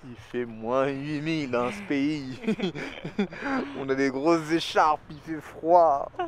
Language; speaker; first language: French; native; French